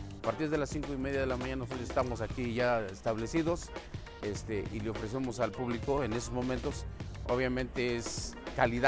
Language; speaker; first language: Spanish; native; Spanish